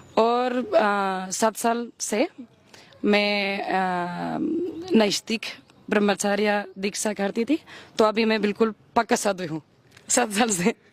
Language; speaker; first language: Hindi; non-native, learner; Spanish